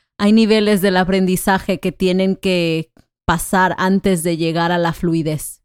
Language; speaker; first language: Spanish; non-native, fluent; English